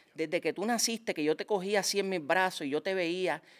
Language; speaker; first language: Spanish; native; Spanish